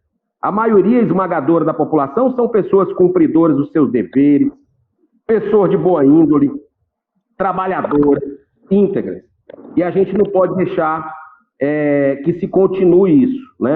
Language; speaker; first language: Portuguese; native; Portuguese